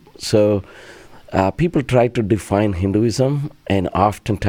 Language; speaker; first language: English; non-native, local second language; Malayalam